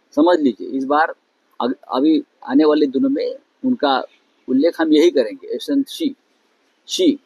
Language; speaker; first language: Hindi; non-native, local second language; Marathi